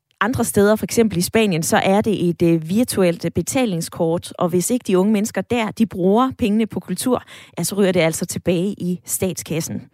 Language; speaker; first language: Danish; native; Danish